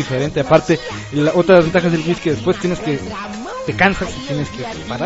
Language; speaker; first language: Spanish; native; Spanish